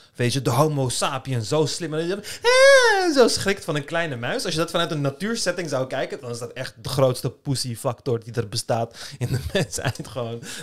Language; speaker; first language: Dutch; early bilingual, other home language; Turkish